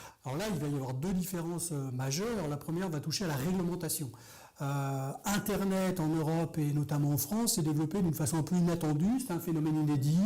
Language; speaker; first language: French; native; French